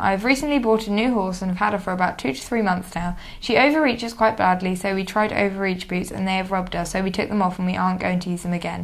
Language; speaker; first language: English; native; English